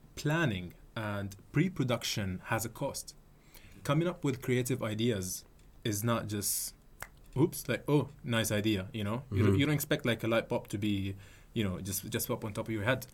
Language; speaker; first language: English; non-native, fluent; Arabic